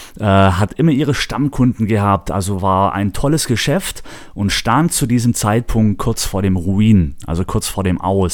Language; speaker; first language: German; native; German